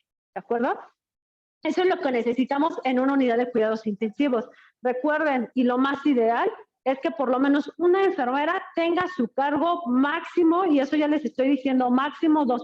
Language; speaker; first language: Spanish; native; Spanish